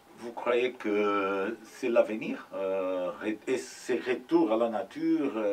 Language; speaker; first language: French; non-native, learner; Portuguese